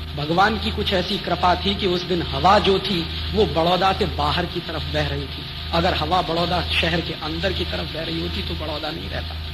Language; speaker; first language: Hindi; native; Hindi